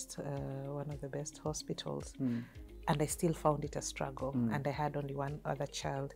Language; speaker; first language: English; non-native, local second language; Luyia